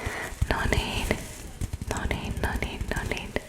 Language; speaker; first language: Finnish; non-native, fluent; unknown